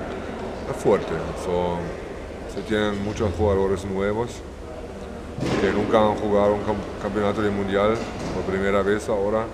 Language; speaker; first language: Spanish; non-native, learner; German